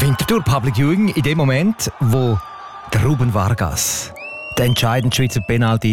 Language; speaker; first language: German; native; German